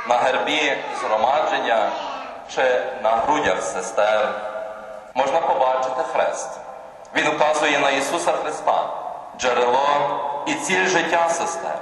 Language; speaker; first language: Ukrainian; native; Ukrainian